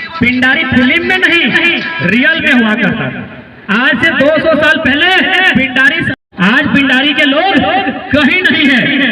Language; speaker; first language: Hindi; non-native, local second language; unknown